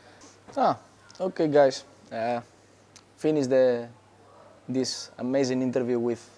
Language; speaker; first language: English; non-native, learner; Spanish